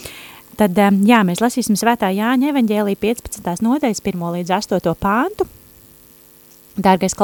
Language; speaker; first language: Latvian; native; Latvian